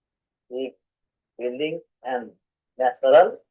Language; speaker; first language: English; non-native, learner; Bangla